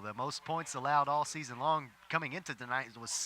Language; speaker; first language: English; native; English